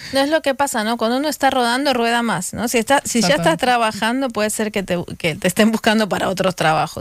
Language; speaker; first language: Spanish; native; Spanish